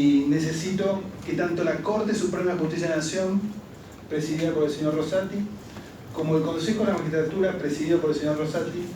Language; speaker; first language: Spanish; native; Spanish